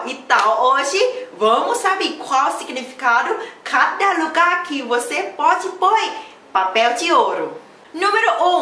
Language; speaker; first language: Portuguese; non-native, learner; Thai